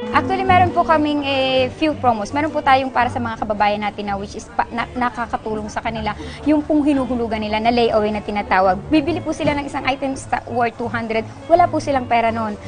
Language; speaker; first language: Filipino; native; Filipino